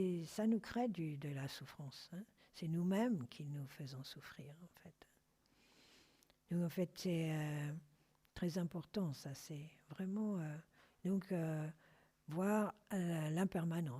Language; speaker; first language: French; native; French